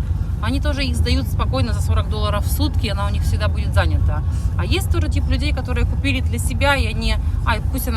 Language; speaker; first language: Russian; native; Russian